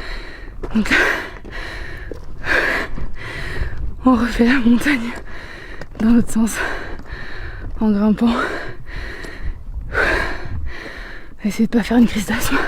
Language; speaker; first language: French; native; French